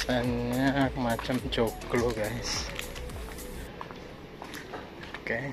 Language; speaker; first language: Indonesian; native; Indonesian